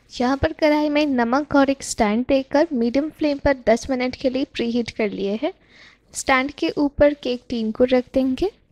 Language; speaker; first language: Hindi; non-native, local second language; Bangla